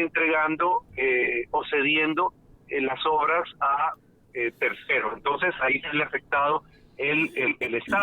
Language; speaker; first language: Spanish; native; Spanish